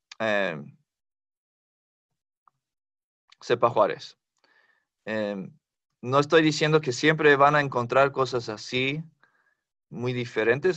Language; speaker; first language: Spanish; non-native, fluent; English